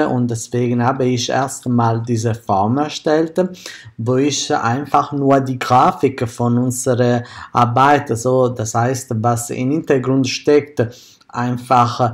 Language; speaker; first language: German; non-native, fluent; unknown